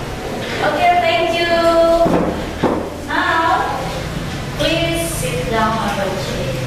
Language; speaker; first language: English; non-native, learner; Indonesian